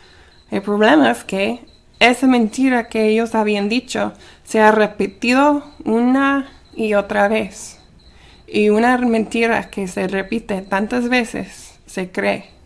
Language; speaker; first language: Spanish; early bilingual, heritage; Spanish